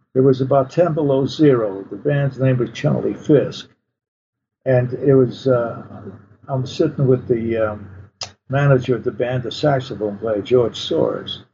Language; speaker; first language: English; early bilingual, other home language; Polish